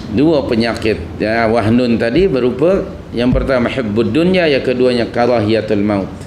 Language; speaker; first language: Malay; native; Malay